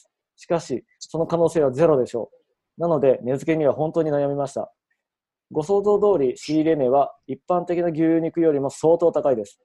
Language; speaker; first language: Japanese; native; Japanese